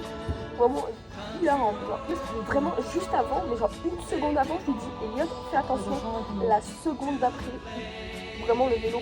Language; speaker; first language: French; native; French